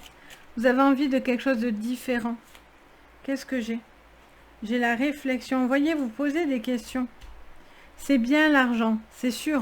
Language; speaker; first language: French; native; French